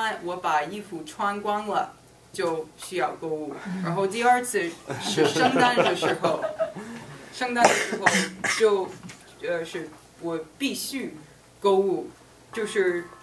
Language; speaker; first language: Chinese; non-native, fluent; English